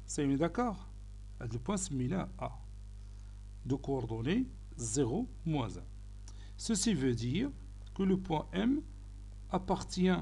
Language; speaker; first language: French; non-native, local second language; Arabic